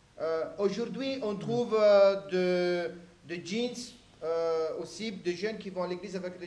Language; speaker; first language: French; native; French